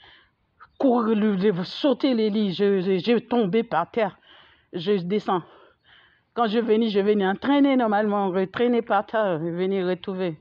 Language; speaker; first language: French; non-native, fluent; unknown